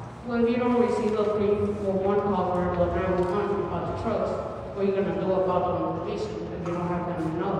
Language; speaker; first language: English; non-native, local second language; Spanish